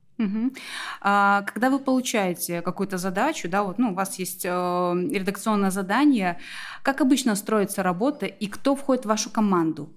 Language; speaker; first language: Russian; native; Russian